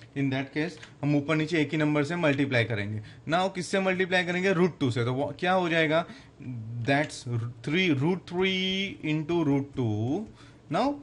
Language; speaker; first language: Hindi; non-native, local second language; Gujarati